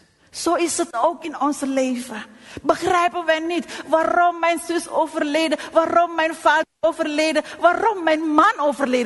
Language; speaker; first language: Dutch; non-native, fluent; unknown